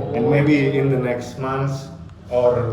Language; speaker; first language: English; non-native, learner; Indonesian